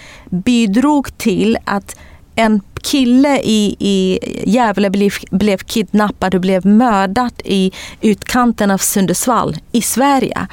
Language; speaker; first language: Swedish; non-native, fluent; Kurdish